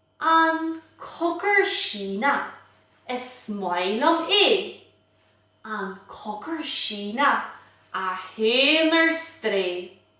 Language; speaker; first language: Irish; native; Irish